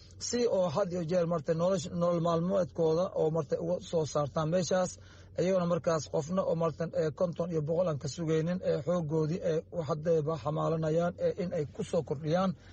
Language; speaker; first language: Somali; non-native, local second language; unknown